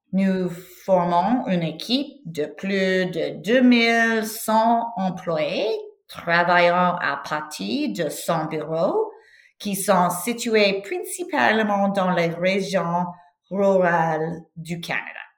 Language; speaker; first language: French; non-native, learner; English